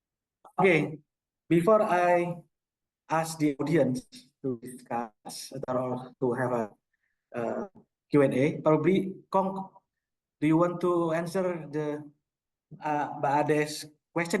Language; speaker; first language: English; non-native, local second language; Indonesian